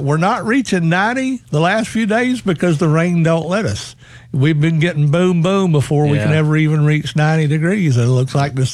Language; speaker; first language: English; native; English